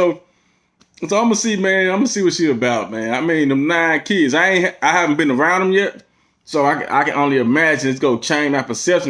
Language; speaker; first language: English; native; English